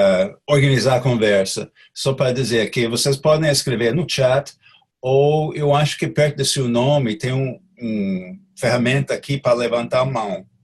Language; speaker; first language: Portuguese; non-native, fluent; English